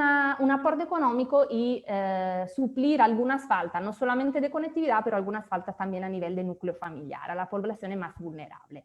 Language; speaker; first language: Spanish; native; Spanish